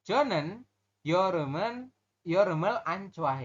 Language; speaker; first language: Korean; non-native, fluent; Indonesian